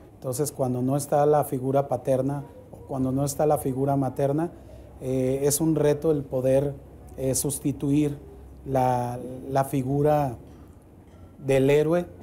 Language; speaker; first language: Spanish; native; Spanish